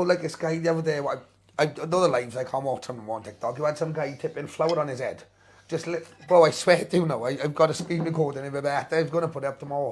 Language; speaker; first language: English; native; English